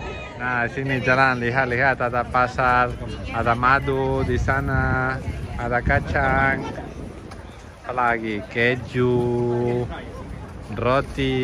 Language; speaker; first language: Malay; non-native, fluent; Catalan